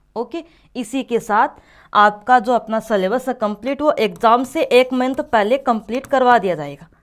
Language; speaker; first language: Hindi; native; Hindi